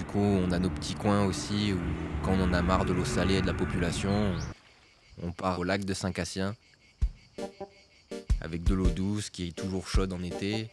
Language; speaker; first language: French; native; French